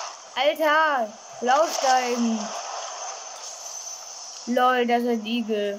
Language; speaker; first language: German; native; German